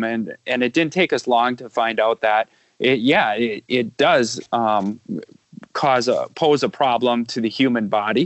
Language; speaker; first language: English; native; English